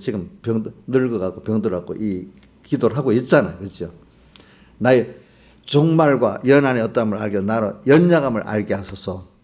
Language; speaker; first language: Korean; native; Korean